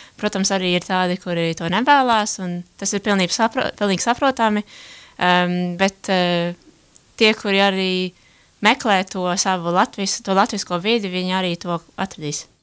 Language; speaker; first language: Latvian; early bilingual, heritage; Latvian